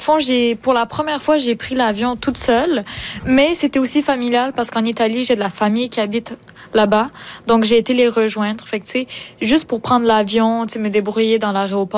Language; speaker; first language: French; non-native, fluent; Romanian